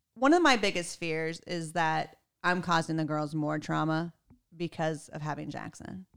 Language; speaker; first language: English; native; English